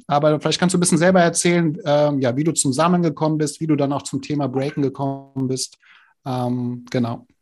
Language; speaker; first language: German; native; German